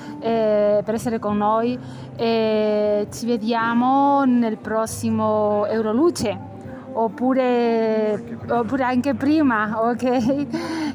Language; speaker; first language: Italian; non-native, fluent; Spanish